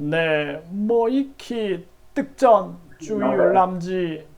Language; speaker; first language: Vietnamese; non-native, learner; Korean